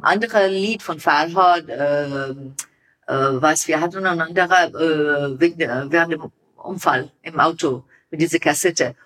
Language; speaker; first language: German; non-native, learner; Persian